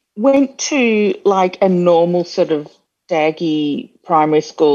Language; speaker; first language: English; native; English